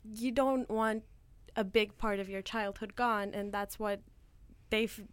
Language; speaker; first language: English; non-native, fluent; Turkish